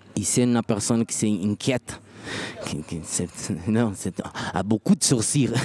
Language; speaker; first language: French; non-native, fluent; Portuguese